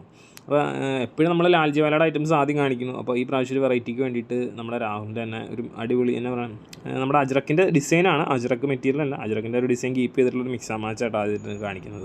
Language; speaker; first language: Malayalam; native; Malayalam